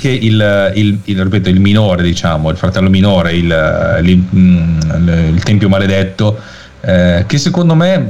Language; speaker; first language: Italian; native; Italian